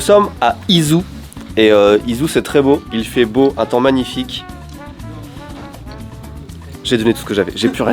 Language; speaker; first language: French; native; French